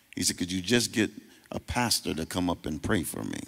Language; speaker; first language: English; native; English